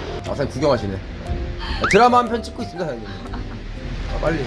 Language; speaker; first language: Korean; native; Korean